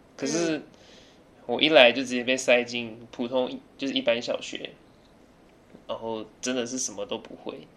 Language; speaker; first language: Chinese; early bilingual, other home language; English